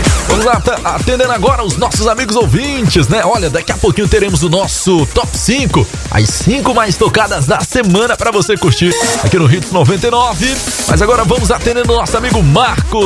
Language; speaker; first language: Portuguese; native; Portuguese